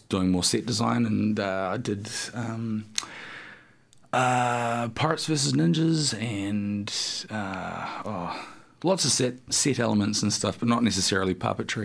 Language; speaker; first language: English; native; English